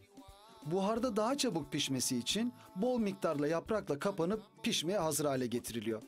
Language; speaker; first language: Turkish; native; Turkish